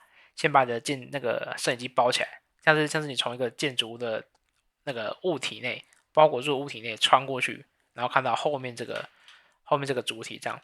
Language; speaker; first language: Chinese; native; Chinese